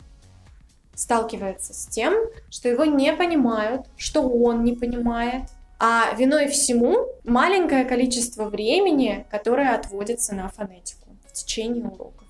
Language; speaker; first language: Russian; native; Russian